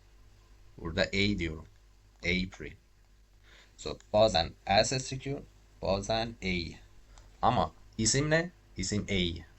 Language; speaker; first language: Turkish; non-native, learner; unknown